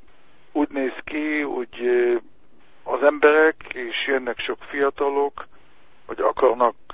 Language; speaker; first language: Hungarian; early bilingual, heritage; Hungarian